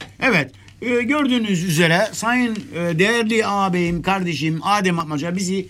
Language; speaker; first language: Turkish; native; Turkish